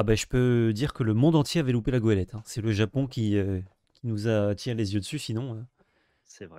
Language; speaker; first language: French; native; French